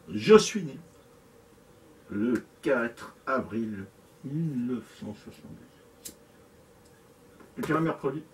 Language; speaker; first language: French; native; French